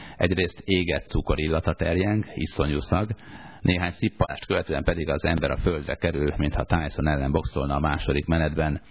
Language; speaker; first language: Hungarian; native; Hungarian